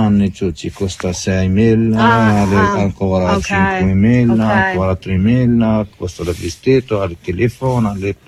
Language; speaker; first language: Italian; non-native, learner; Arabic